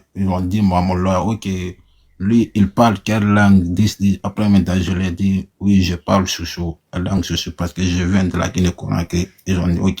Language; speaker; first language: French; non-native, local second language; Susu